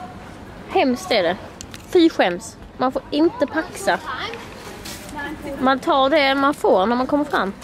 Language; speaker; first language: Swedish; native; Swedish